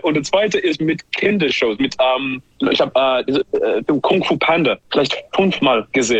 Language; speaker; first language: German; non-native, learner; English